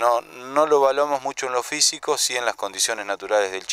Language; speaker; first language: Spanish; native; Spanish